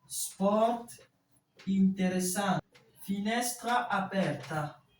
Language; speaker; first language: Italian; non-native, fluent; French